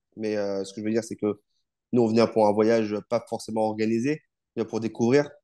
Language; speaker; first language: French; native; French